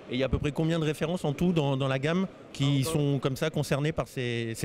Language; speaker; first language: French; native; French